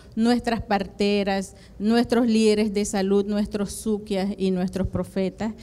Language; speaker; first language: Spanish; native; Spanish